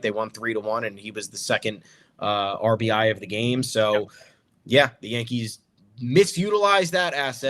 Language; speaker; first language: English; native; English